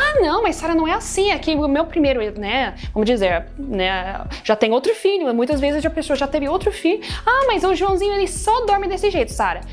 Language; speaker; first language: Portuguese; non-native, fluent; English